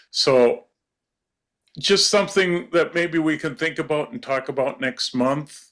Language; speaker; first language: English; native; English